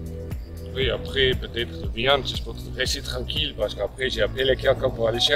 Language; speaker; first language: French; non-native, learner; Afrikaans